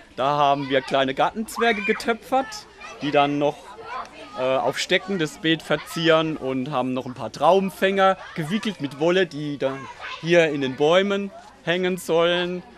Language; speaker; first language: German; native; German